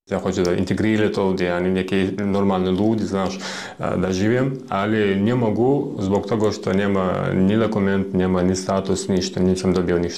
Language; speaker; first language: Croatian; non-native, learner; Arabic